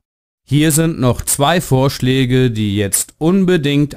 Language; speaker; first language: German; native; German